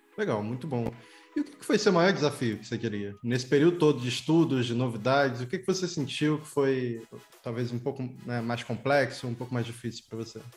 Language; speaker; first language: Portuguese; native; Portuguese